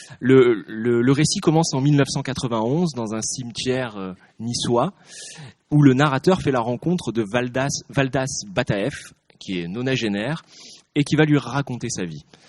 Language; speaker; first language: French; native; French